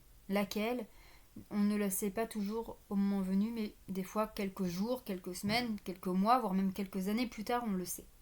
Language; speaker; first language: French; native; French